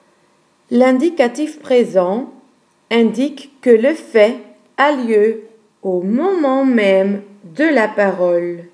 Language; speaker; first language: French; non-native, fluent; Dutch